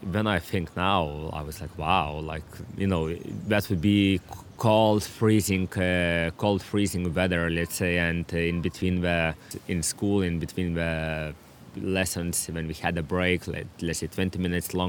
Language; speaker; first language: English; non-native, fluent; Lithuanian